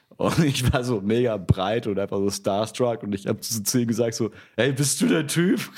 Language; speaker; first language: German; early bilingual, other home language; Russian